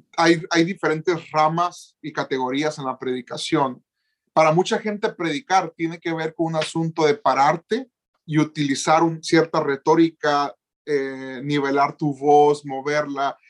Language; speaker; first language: Spanish; native; Spanish